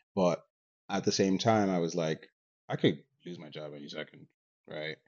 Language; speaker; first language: English; non-native, local second language; Yoruba